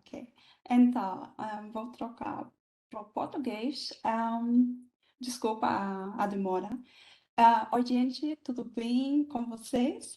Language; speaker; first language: Portuguese; non-native, fluent; German